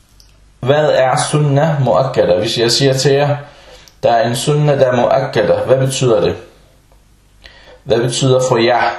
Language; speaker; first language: Danish; non-native, fluent; Arabic